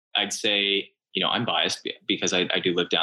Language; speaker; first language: English; native; English